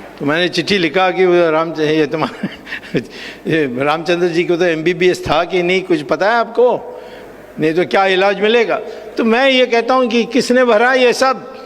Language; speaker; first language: Hindi; non-native, local second language; Tamil